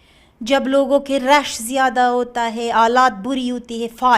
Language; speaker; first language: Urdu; non-native, learner; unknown